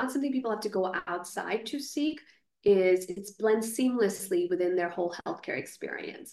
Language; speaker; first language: English; non-native, local second language; Gujarati